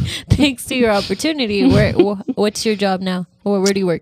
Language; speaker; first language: English; early bilingual, other home language; Spanish